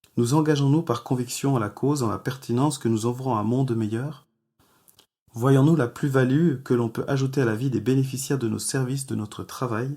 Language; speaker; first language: French; native; French